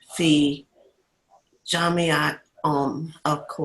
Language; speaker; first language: Arabic; non-native, learner; English